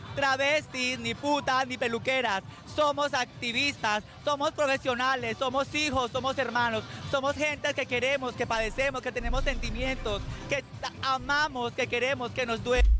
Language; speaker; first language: Spanish; native; Spanish